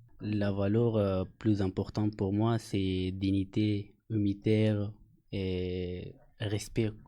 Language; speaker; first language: French; non-native, learner; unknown